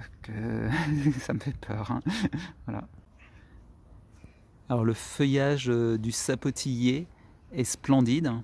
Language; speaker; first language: French; native; French